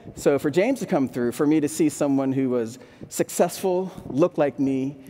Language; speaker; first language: English; native; English